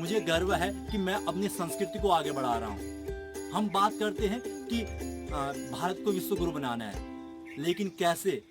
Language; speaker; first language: Hindi; native; Hindi